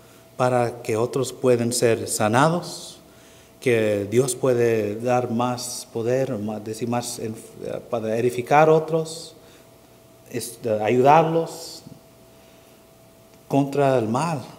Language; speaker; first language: Spanish; non-native, fluent; English